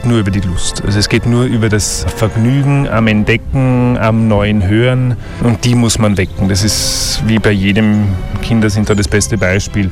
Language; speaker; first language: German; native; German